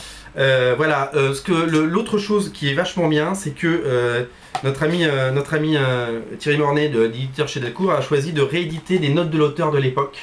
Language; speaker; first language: French; native; French